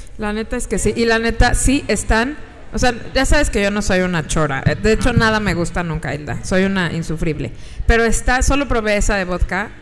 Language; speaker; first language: Spanish; native; Spanish